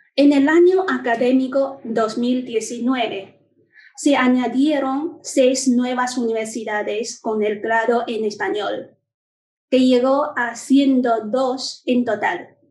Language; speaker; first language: Spanish; non-native, fluent; Chinese